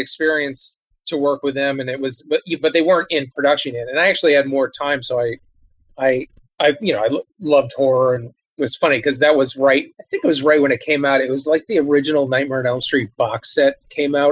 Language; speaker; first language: English; native; English